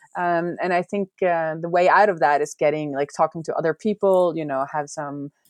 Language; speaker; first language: English; non-native, fluent; Norwegian